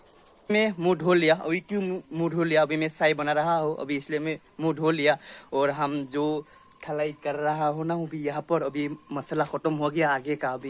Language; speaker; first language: Hindi; non-native, local second language; Assamese